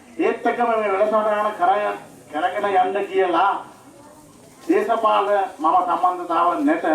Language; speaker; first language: Sinhala; non-native, local second language; Tamil